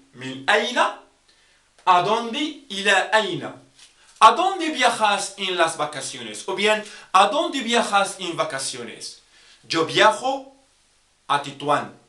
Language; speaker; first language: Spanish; non-native, fluent; Arabic